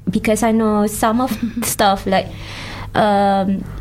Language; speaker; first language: English; non-native, local second language; Malay